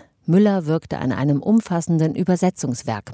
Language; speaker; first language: German; native; German